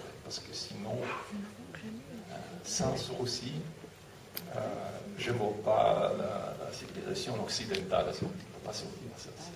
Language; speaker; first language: French; non-native, fluent; Russian